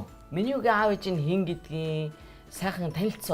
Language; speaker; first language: Mongolian; native; Mongolian